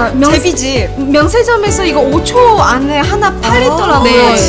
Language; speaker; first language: Korean; native; Korean